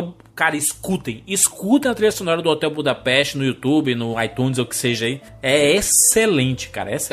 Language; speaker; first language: Portuguese; native; Portuguese